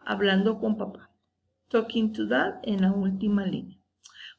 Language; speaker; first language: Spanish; native; Spanish